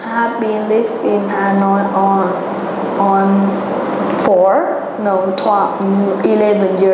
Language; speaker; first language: English; non-native, learner; Vietnamese